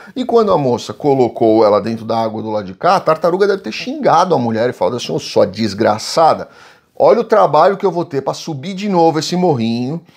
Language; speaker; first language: Portuguese; native; Portuguese